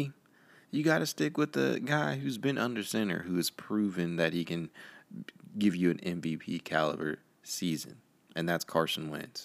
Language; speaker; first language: English; native; English